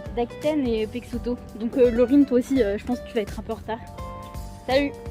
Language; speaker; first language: French; native; French